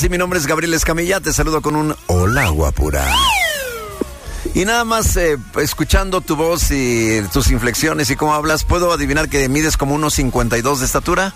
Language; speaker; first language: Spanish; native; Spanish